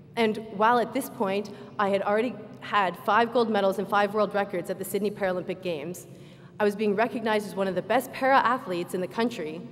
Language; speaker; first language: English; native; English